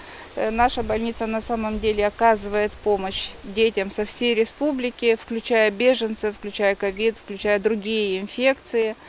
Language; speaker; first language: Russian; non-native, local second language; Romanian